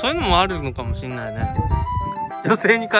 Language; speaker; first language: Japanese; native; Japanese